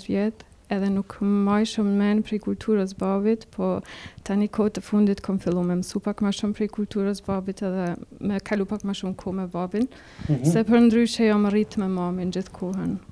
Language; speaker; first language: Albanian; early bilingual, heritage; Albanian